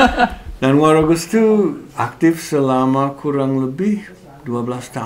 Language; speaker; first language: Indonesian; non-native, fluent; English